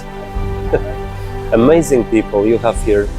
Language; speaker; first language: English; non-native, fluent; Portuguese